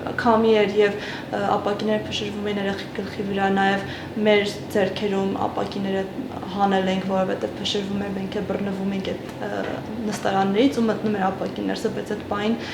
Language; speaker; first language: Armenian; native; Armenian